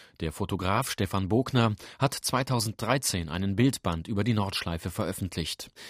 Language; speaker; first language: German; native; German